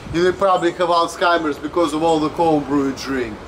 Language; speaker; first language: English; non-native, fluent; Russian